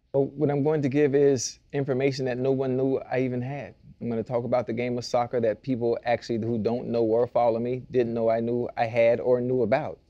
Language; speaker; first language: English; native; English